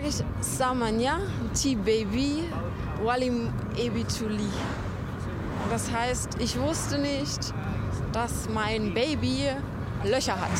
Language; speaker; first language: German; native; German